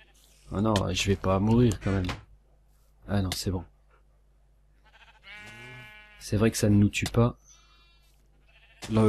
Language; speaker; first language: French; native; French